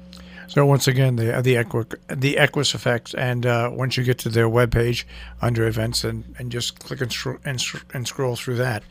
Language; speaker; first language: English; native; English